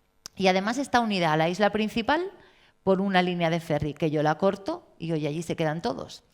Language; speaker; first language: Spanish; native; Spanish